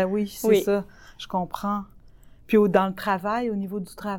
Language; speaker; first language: French; native; French